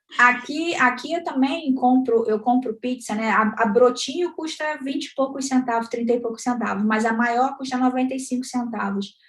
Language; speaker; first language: Portuguese; native; Portuguese